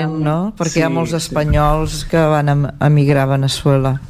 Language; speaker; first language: Catalan; native; Catalan